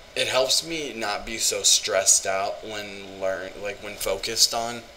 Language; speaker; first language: English; native; English